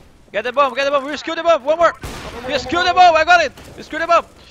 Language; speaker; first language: English; non-native, fluent; Portuguese